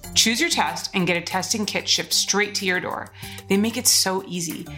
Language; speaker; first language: English; native; English